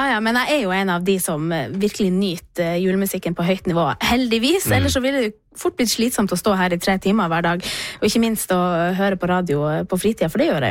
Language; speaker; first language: Norwegian; native; Norwegian